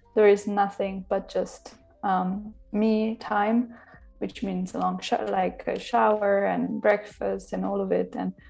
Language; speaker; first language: English; non-native, fluent; Italian